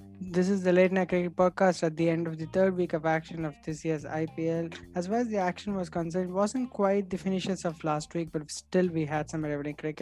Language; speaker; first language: English; non-native, local second language; Tamil